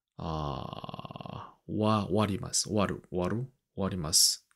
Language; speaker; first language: Japanese; non-native, learner; Korean